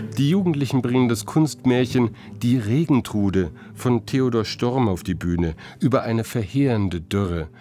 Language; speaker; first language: German; native; German